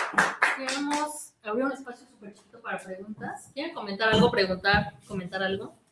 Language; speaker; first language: Spanish; native; Spanish